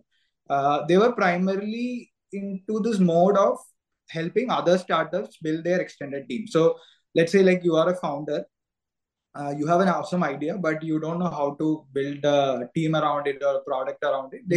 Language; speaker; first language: English; non-native, local second language; Malayalam